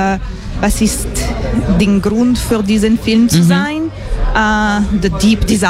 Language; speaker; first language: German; non-native, learner; English